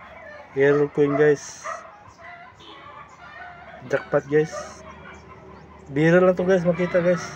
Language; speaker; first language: Filipino; native; Filipino